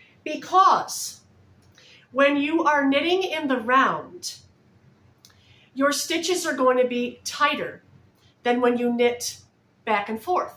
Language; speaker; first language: English; native; English